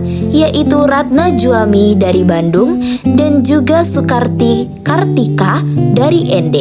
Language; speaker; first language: Indonesian; native; Indonesian